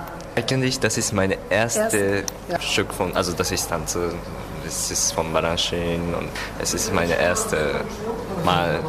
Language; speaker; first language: German; non-native, learner; Japanese